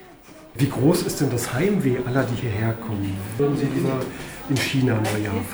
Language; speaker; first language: German; native; German